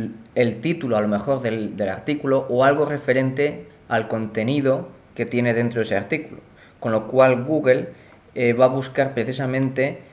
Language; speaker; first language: Spanish; native; Spanish